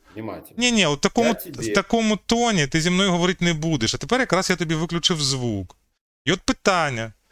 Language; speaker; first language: Ukrainian; native; Ukrainian